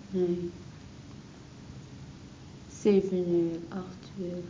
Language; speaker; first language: Dutch; non-native, learner; Arabic